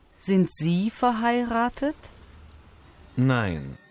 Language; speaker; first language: German; non-native, learner; Chinese